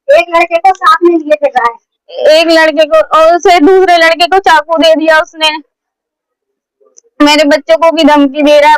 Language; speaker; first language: Hindi; native; Hindi